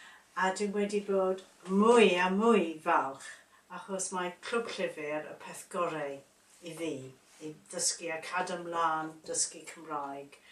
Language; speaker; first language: Welsh; non-native, learner; English